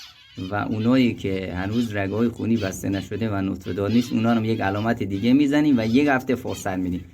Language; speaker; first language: Persian; native; Persian